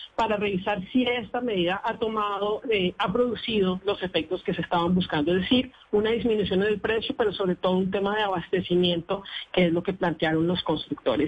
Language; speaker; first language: Spanish; native; Spanish